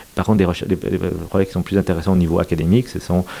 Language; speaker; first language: French; native; French